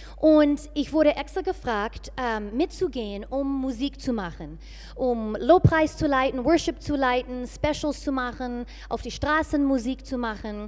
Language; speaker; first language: German; non-native, fluent; English